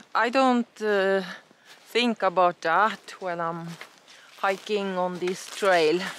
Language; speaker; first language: English; non-native, learner; Norwegian